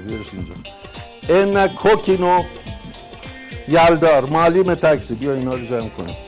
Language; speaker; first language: Greek; non-native, fluent; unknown